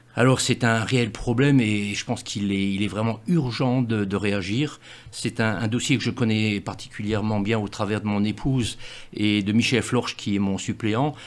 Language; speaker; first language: French; native; French